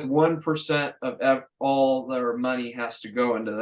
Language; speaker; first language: English; native; English